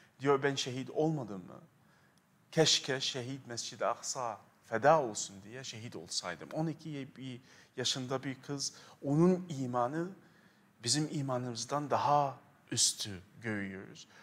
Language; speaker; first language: Turkish; non-native, fluent; Arabic